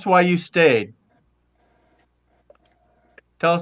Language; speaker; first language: English; native; English